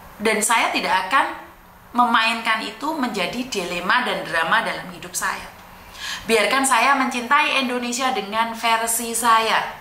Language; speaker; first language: Indonesian; native; Indonesian